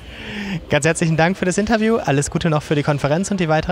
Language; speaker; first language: German; native; German